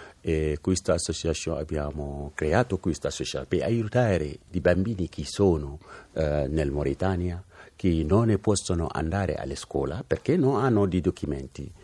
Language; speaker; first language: Italian; non-native, learner; Fula